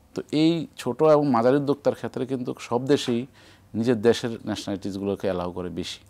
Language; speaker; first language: Bangla; native; Bangla